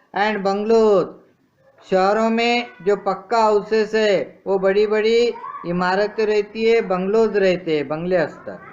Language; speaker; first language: Hindi; non-native, local second language; Marathi